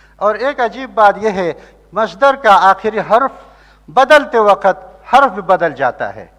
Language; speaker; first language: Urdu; non-native, local second language; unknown